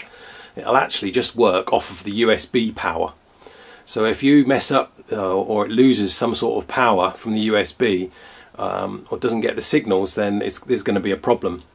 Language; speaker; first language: English; native; English